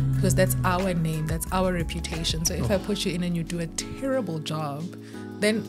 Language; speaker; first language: English; non-native, local second language; Zulu